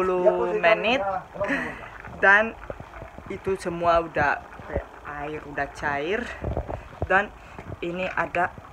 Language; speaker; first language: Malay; non-native, fluent; Spanish